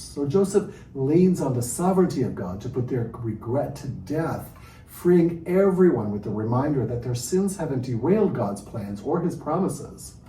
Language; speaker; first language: English; native; English